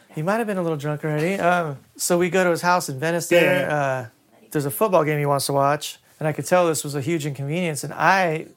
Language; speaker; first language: English; native; English